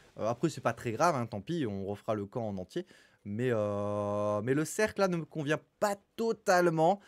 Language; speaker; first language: French; native; French